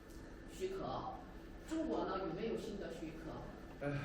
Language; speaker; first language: Chinese; non-native, fluent; Korean